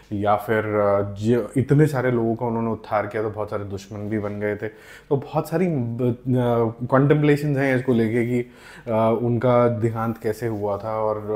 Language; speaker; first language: Hindi; non-native, local second language; Punjabi